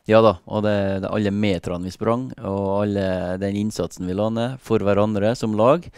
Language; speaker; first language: Norwegian; native; Norwegian